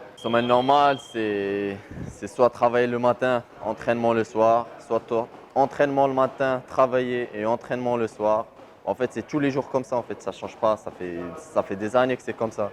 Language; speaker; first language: French; non-native, local second language; Arabic